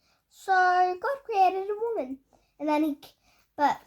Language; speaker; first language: English; native; English